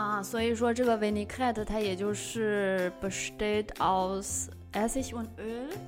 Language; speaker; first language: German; non-native, fluent; Chinese